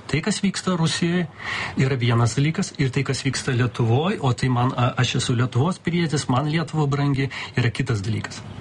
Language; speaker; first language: Lithuanian; non-native, local second language; Russian